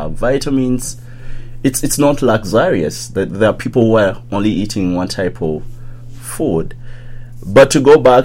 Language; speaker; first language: English; non-native, local second language; Ganda